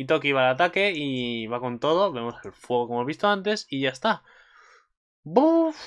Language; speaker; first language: Spanish; native; Spanish